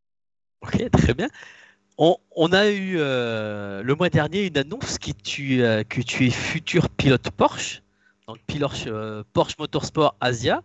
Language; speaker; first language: French; native; French